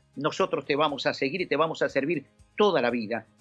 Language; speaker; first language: Spanish; native; Spanish